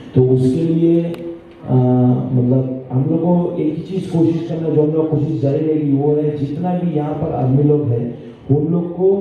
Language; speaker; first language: Hindi; non-native, local second language; Bangla